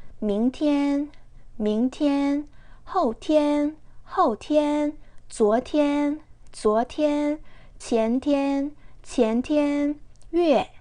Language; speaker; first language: Chinese; non-native, fluent; Korean